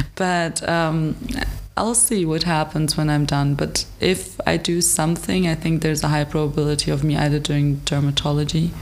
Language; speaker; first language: English; non-native, fluent; German